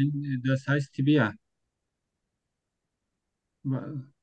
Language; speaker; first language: German; non-native, learner; Turkish